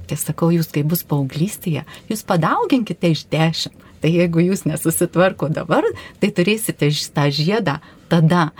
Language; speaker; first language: Lithuanian; native; Lithuanian